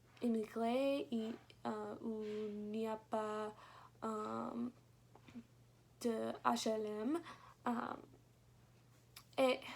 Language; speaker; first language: French; non-native, learner; English